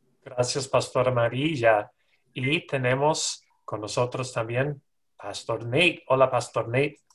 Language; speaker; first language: Spanish; non-native, learner; English